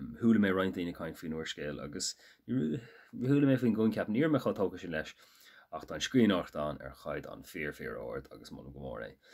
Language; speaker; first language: Irish; native; Irish